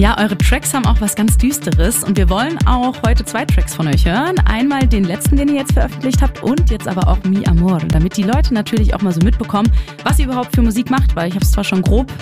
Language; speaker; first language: German; native; German